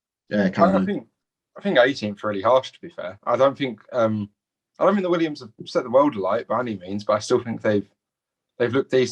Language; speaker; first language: English; native; English